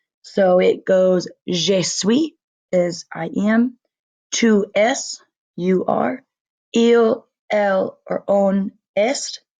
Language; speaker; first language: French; non-native, learner; English